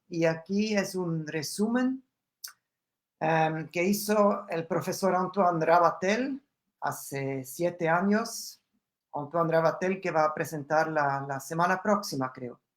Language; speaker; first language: Spanish; non-native, fluent; German